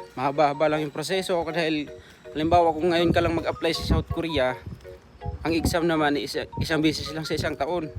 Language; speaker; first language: Filipino; native; Filipino